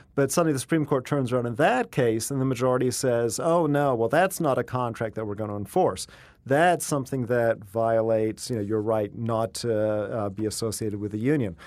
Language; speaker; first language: English; native; English